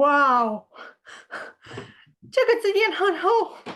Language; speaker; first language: Chinese; non-native, learner; Romanian